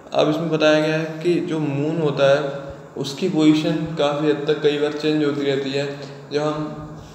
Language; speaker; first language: Hindi; native; Hindi